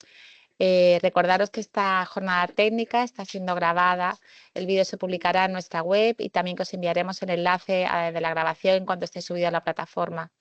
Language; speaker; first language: Spanish; native; Spanish